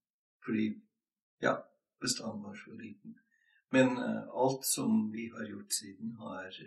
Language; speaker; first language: Norwegian; non-native, fluent; English